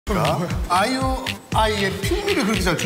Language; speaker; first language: Korean; native; Korean